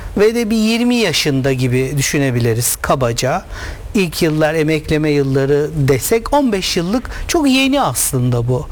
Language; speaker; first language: Turkish; native; Turkish